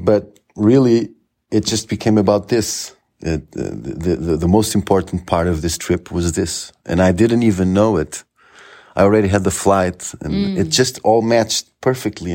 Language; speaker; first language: English; non-native, fluent; Portuguese